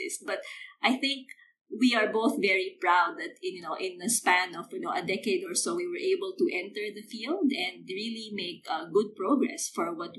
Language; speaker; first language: English; non-native, local second language; Filipino